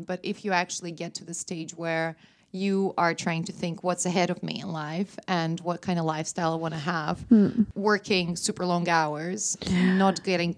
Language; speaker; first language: English; non-native, fluent; Russian